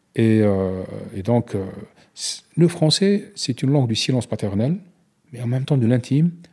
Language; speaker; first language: French; non-native, local second language; Arabic